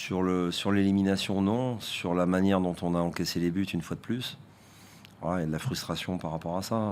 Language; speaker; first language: French; native; French